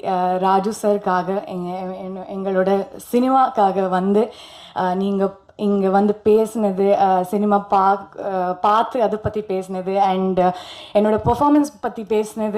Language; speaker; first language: Tamil; non-native, learner; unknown